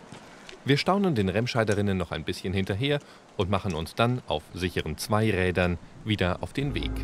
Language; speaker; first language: German; native; German